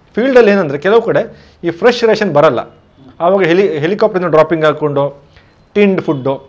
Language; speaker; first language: Kannada; native; Kannada